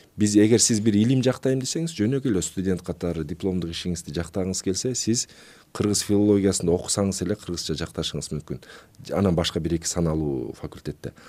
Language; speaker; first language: Kyrgyz; native; Kyrgyz